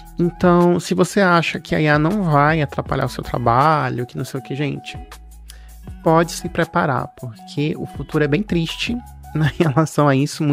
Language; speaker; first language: Portuguese; native; Portuguese